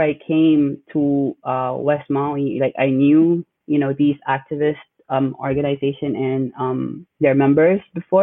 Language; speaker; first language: English; non-native, local second language; Filipino